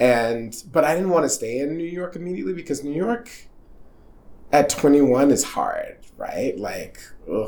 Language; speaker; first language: English; native; English